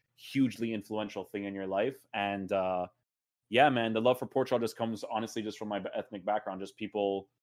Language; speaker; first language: English; native; English